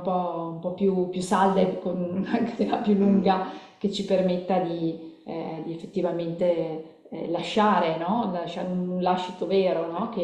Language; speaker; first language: Italian; native; Italian